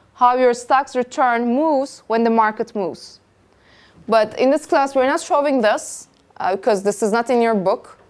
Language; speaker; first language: English; non-native, fluent; Turkish